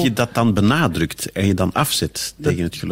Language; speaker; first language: Dutch; native; Dutch